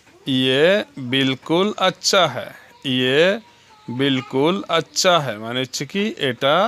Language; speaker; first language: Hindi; non-native, learner; Bangla